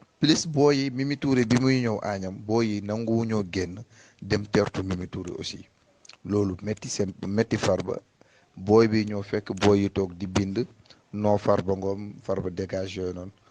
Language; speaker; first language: Wolof; non-native, local second language; Fula